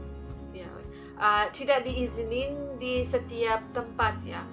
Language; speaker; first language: Indonesian; non-native, fluent; English